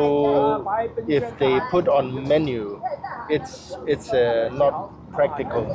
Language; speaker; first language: English; non-native, local second language; Cantonese